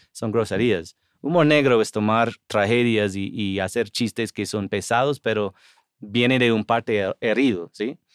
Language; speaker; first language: Spanish; non-native, fluent; English